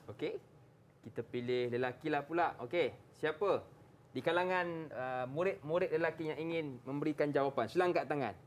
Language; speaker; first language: Malay; native; Malay